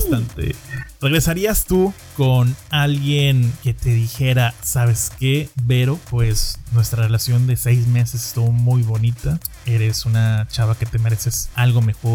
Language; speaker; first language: Spanish; native; Spanish